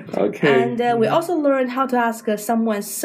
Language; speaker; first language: English; non-native, fluent; Chinese